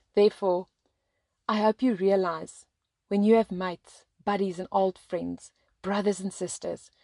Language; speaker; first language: English; non-native, local second language; Afrikaans